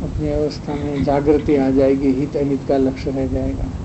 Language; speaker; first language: Hindi; non-native, local second language; Gujarati